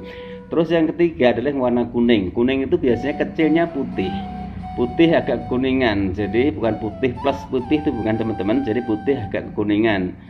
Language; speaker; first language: Indonesian; native; Indonesian